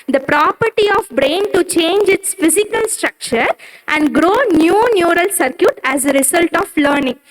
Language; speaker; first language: English; non-native, local second language; Tamil